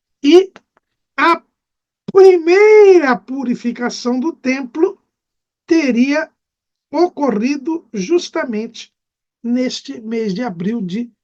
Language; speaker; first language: Portuguese; native; Portuguese